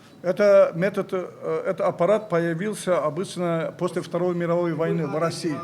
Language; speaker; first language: Russian; native; Russian